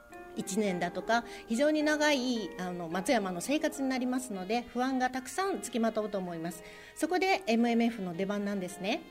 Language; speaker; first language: Japanese; native; Japanese